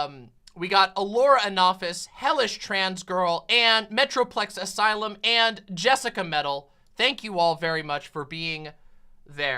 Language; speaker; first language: English; native; English